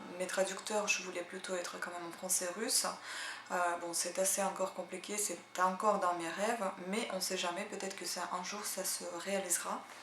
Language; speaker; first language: French; non-native, fluent; Russian